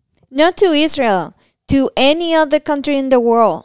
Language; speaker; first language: English; non-native, fluent; Spanish